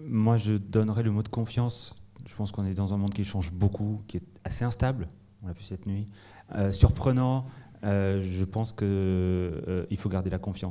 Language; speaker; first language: French; native; French